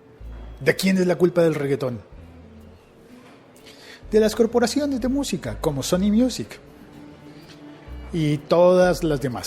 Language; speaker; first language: Spanish; native; Spanish